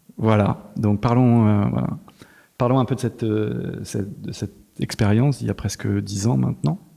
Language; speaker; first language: French; native; French